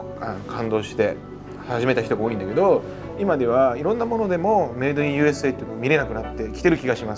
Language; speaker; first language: Japanese; native; Japanese